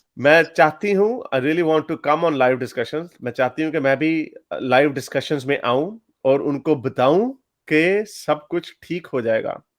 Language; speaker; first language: Urdu; native; Urdu